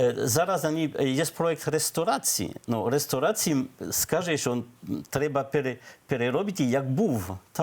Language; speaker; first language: Ukrainian; non-native, learner; French